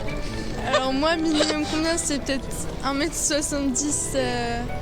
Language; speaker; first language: French; native; French